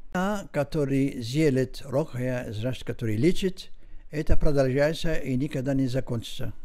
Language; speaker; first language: Russian; non-native, learner; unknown